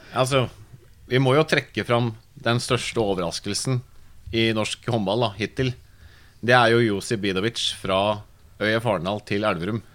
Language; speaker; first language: Norwegian; native; Norwegian